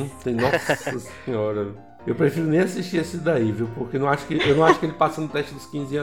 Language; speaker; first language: Portuguese; native; Portuguese